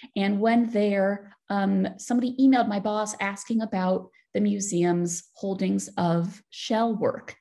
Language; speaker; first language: English; native; English